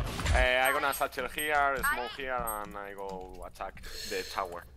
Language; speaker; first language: English; non-native, learner; Spanish